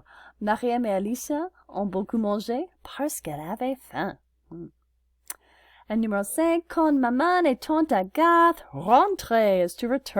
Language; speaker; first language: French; non-native, learner; English